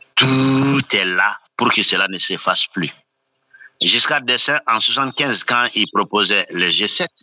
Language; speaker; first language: French; non-native, local second language; Bambara